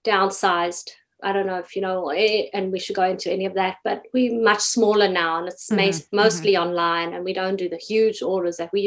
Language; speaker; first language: English; native; English